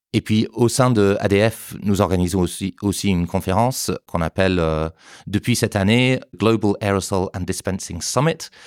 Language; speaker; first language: French; non-native, fluent; English